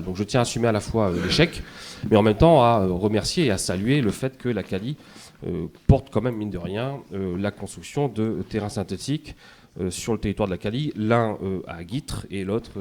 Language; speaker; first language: French; native; French